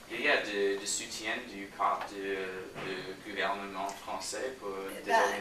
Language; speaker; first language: French; non-native, learner; English